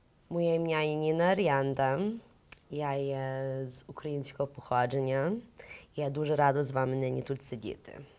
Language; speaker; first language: Ukrainian; early bilingual, heritage; Ukrainian